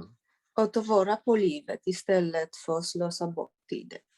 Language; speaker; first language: Swedish; non-native, fluent; Polish